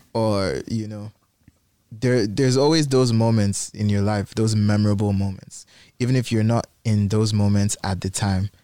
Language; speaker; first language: English; non-native, local second language; Igbo